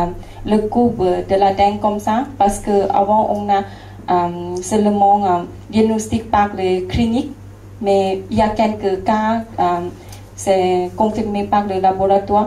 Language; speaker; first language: French; non-native, learner; Lao